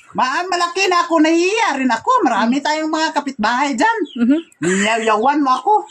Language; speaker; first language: Filipino; non-native, local second language; Cebuano